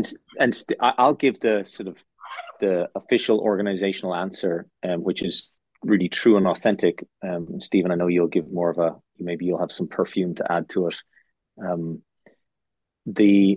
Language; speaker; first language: English; native; English